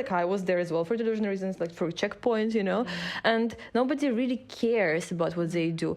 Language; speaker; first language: English; non-native, fluent; Russian